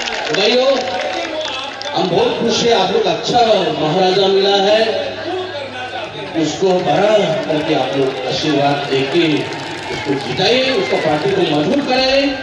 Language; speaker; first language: Hindi; non-native, local second language; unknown